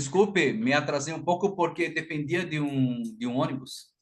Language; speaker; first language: Portuguese; non-native, fluent; Spanish